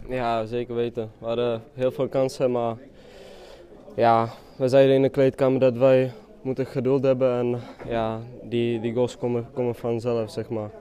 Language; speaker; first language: Dutch; non-native, fluent; Czech